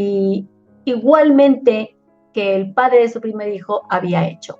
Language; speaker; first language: Spanish; native; Spanish